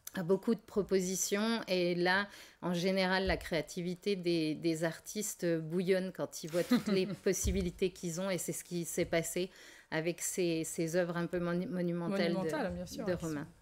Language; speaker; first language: French; native; French